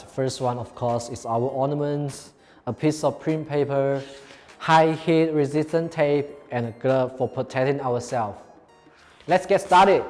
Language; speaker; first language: English; non-native, fluent; Chinese